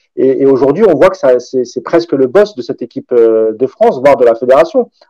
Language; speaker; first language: French; native; French